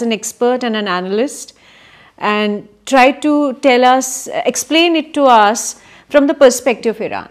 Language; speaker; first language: English; non-native, local second language; Kashmiri